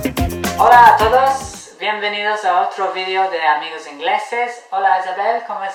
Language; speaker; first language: Spanish; non-native, fluent; English